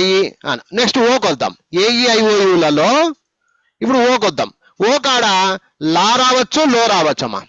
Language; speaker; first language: Telugu; native; Telugu